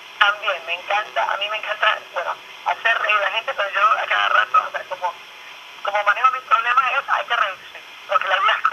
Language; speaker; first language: Spanish; early bilingual, other home language; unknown